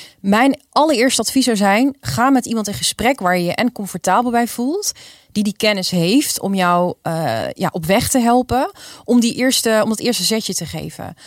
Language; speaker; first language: Dutch; native; Dutch